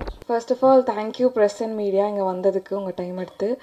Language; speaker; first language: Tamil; non-native, learner; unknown